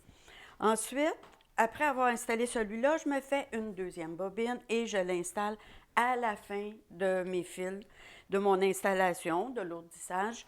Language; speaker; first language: French; native; French